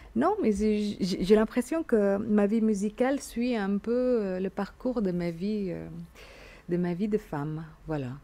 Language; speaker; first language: French; non-native, fluent; Indonesian